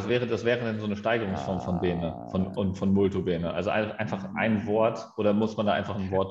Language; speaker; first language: German; native; German